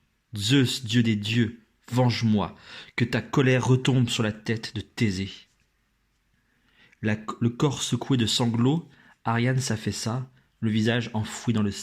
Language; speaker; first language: French; native; French